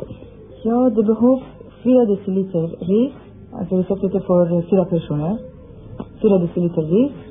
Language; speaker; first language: Swedish; non-native, fluent; Persian